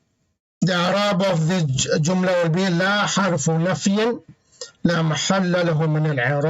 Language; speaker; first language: Arabic; non-native, fluent; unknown